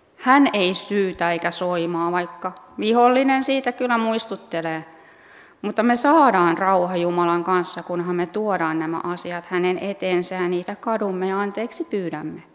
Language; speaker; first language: Finnish; native; Finnish